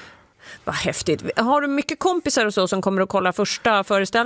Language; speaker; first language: Swedish; native; Swedish